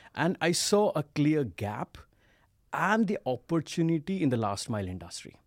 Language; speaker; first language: English; non-native, local second language; Hindi